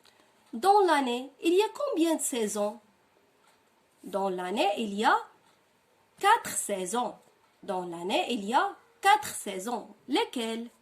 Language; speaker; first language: French; non-native, local second language; Arabic